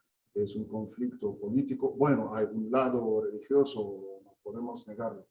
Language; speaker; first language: Spanish; non-native, fluent; Arabic